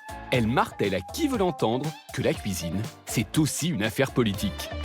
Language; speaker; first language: French; native; French